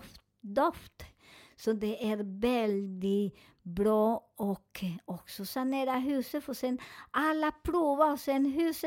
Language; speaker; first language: Swedish; non-native, learner; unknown